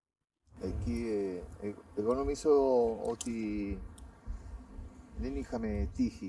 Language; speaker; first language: Greek; non-native, learner; Spanish